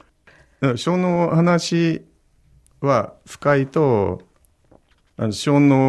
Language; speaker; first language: Japanese; non-native, learner; English